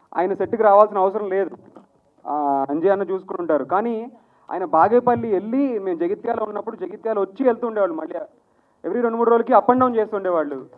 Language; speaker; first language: Telugu; native; Telugu